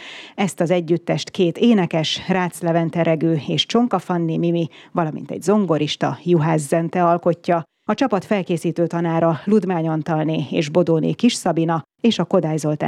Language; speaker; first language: Hungarian; native; Hungarian